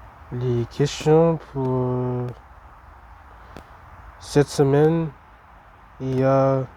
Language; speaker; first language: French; non-native, learner; English